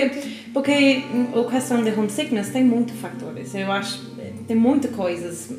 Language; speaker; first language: Portuguese; non-native, learner; English